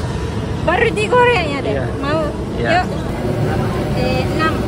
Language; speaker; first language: Indonesian; non-native, learner; Japanese